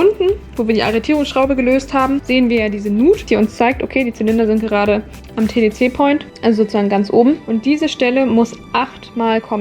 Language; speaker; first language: German; native; German